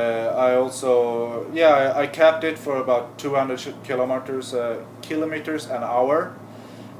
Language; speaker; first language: English; non-native, fluent; Swedish